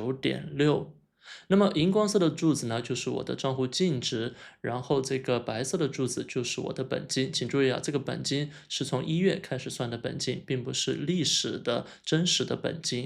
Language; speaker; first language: Chinese; native; Chinese